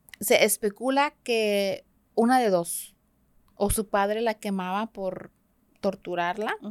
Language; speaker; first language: Spanish; early bilingual, heritage; Spanish